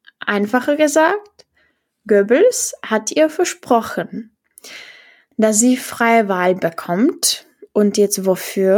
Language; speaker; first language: German; non-native, fluent; Czech